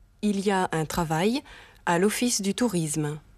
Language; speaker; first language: French; non-native, fluent; German